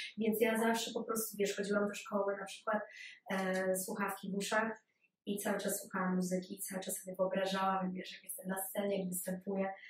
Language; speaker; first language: Polish; early bilingual, other home language; Ukrainian